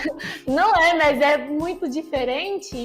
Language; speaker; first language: Portuguese; non-native, fluent; Chinese